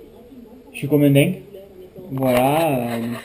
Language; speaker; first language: French; native; French